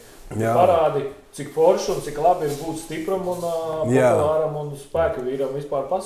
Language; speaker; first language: Latvian; native; Latvian